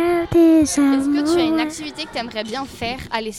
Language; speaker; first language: French; native; French